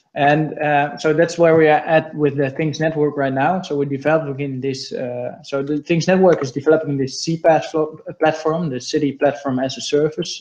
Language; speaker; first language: English; non-native, fluent; Dutch